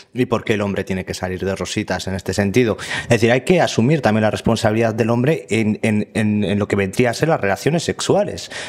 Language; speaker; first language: Spanish; native; Spanish